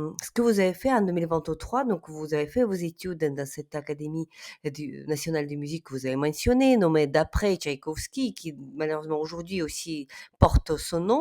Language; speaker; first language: French; non-native, fluent; Ukrainian